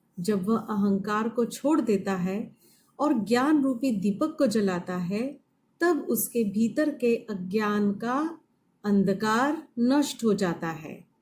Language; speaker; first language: Hindi; native; Hindi